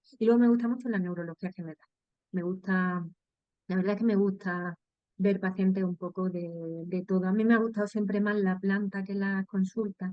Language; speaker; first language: Spanish; native; Spanish